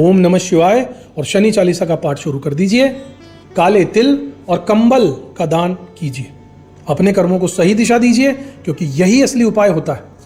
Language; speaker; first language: Hindi; native; Hindi